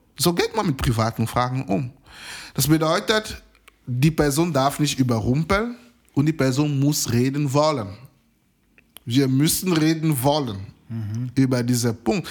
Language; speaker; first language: German; non-native, fluent; French